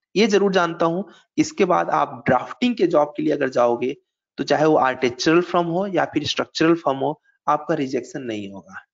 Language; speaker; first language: Hindi; native; Hindi